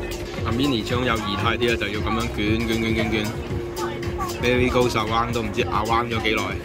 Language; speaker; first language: Cantonese; native; Cantonese